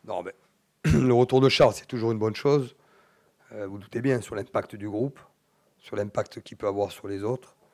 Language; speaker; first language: French; native; French